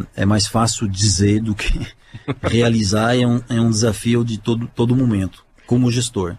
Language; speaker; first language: Portuguese; non-native, fluent; French